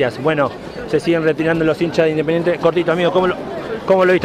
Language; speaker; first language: Spanish; native; Spanish